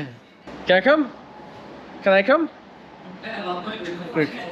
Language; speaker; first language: English; non-native, learner; French